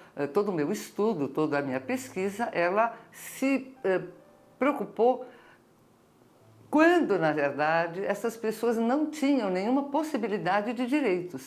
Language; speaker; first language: Portuguese; native; Portuguese